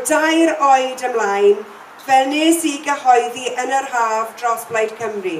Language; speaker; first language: Welsh; non-native, local second language; English